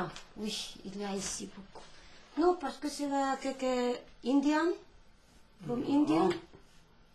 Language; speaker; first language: French; non-native, learner; Vietnamese